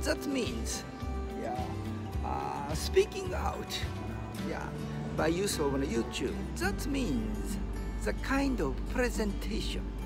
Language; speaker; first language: English; non-native, learner; Japanese